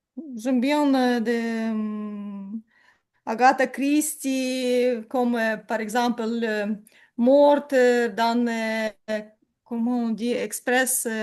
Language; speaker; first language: French; non-native, learner; Ukrainian